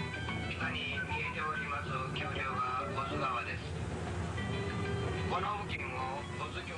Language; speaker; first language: Japanese; native; Japanese